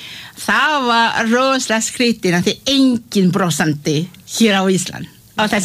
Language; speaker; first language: Icelandic; non-native, learner; Malay